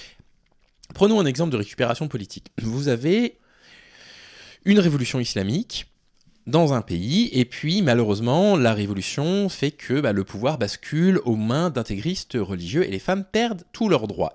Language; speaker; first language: French; native; French